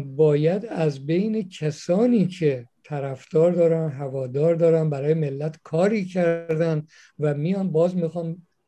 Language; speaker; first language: Persian; native; Persian